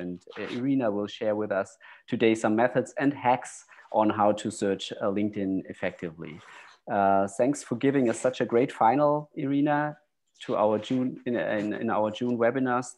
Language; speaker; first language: English; non-native, fluent; German